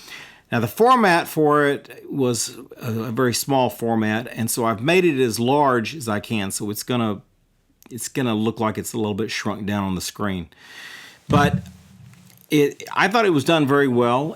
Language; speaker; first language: English; native; English